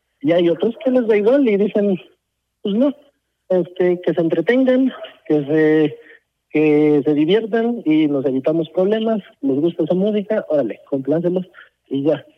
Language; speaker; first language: Spanish; early bilingual, heritage; Spanish